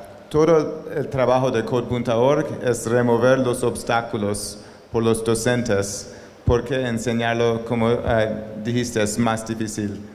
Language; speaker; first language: Spanish; non-native, learner; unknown